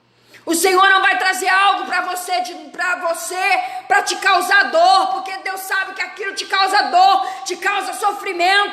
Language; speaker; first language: Portuguese; native; Portuguese